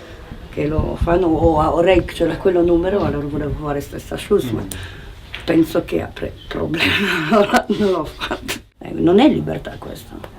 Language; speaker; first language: Italian; non-native, learner; Polish